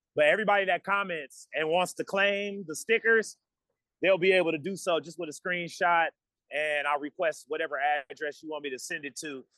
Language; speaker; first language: English; native; English